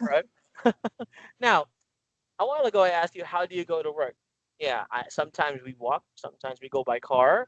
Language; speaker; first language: English; non-native, local second language; Filipino